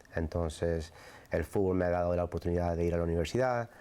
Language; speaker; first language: Spanish; early bilingual, other home language; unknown